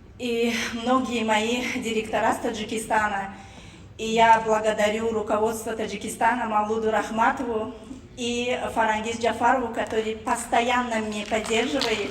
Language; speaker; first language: Russian; non-native, fluent; Tajik